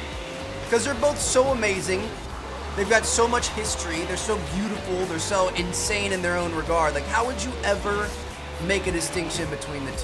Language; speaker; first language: English; native; English